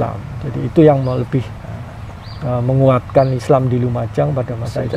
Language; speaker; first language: Indonesian; native; Indonesian